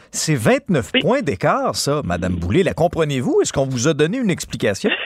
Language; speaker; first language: French; native; French